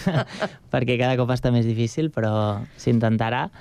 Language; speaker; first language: Catalan; native; Catalan